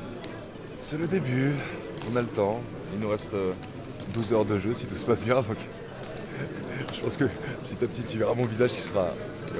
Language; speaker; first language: French; native; French